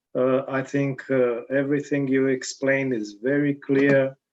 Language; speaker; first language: English; non-native, fluent; Romanian